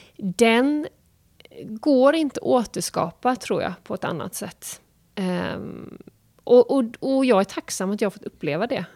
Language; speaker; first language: Swedish; native; Swedish